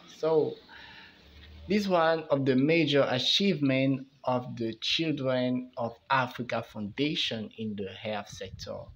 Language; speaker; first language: English; non-native, fluent; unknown